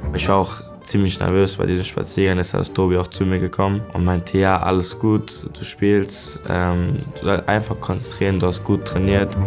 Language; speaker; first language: German; native; German